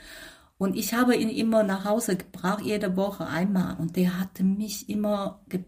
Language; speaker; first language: German; non-native, fluent; Chinese